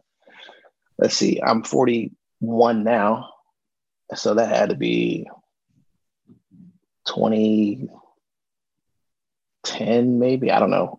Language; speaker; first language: English; native; English